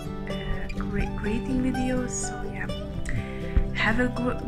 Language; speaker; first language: English; non-native, learner; Lithuanian